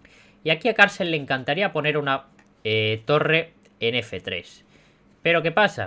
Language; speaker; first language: Spanish; native; Spanish